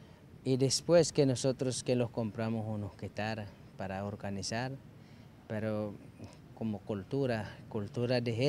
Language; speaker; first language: Spanish; non-native, local second language; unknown